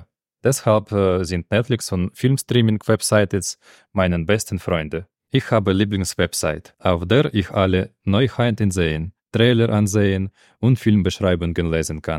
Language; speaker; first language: German; non-native, fluent; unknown